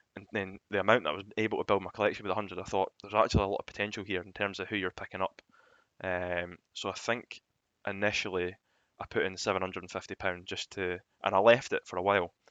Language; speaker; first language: English; native; English